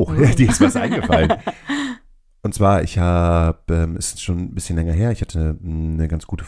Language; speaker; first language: German; native; German